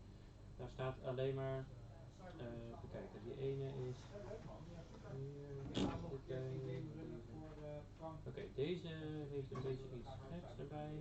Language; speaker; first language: Dutch; native; Dutch